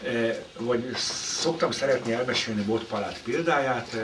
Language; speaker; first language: Hungarian; native; Hungarian